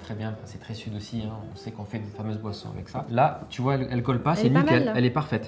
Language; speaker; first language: French; native; French